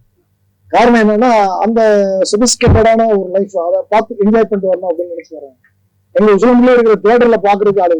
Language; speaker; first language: Tamil; native; Tamil